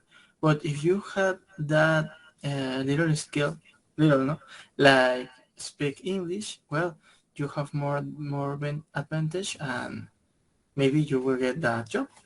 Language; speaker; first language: English; non-native, learner; Spanish